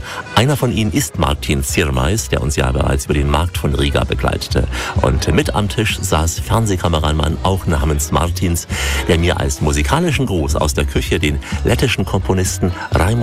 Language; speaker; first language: German; native; German